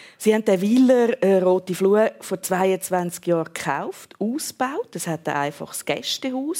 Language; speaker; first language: German; native; German